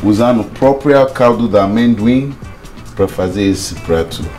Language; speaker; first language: Portuguese; non-native, learner; Akan